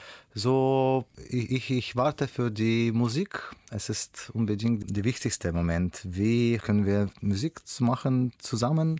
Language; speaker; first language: German; non-native, learner; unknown